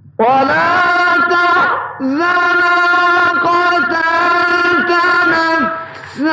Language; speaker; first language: Arabic; native; Arabic